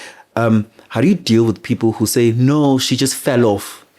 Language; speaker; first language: English; non-native, local second language; Zulu